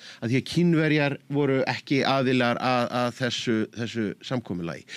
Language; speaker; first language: Icelandic; native; Icelandic